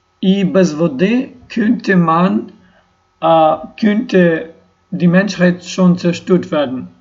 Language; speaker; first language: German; non-native, learner; Ukrainian